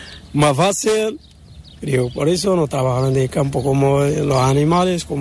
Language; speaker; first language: Spanish; non-native, learner; Arabic